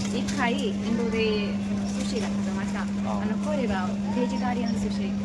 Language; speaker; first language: Japanese; non-native, learner; Marathi